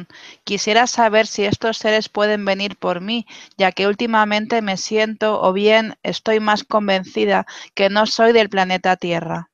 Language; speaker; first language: Spanish; native; Spanish